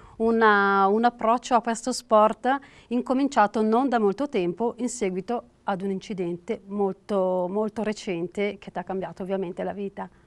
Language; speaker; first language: Italian; native; Italian